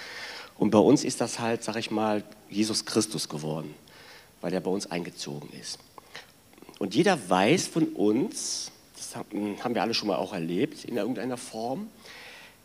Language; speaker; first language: German; native; German